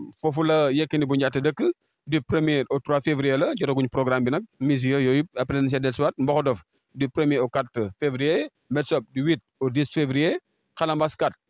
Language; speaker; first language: French; non-native, local second language; Wolof